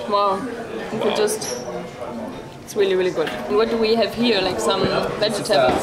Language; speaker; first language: English; non-native, fluent; German